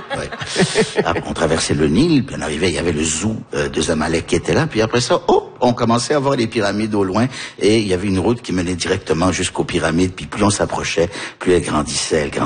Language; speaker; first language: French; early bilingual, heritage; French